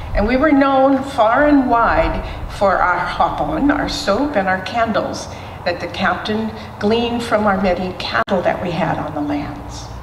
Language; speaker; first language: English; native; English